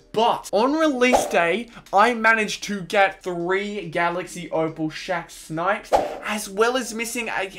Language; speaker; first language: English; native; English